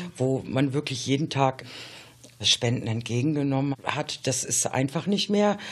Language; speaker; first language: German; native; German